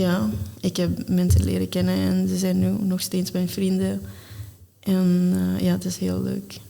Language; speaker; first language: Dutch; non-native, learner; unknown